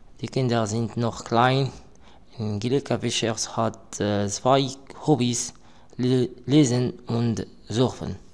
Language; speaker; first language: German; non-native, learner; Arabic